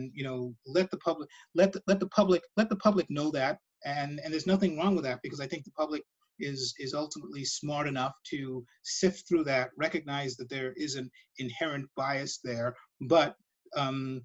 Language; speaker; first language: English; native; English